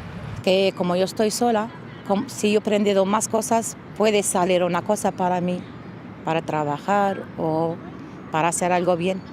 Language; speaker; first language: Spanish; non-native, learner; Arabic